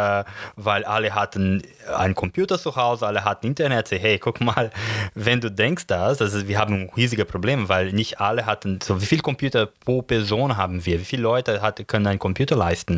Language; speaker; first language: German; non-native, learner; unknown